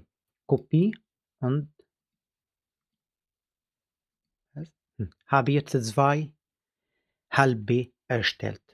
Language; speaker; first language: German; non-native, fluent; Arabic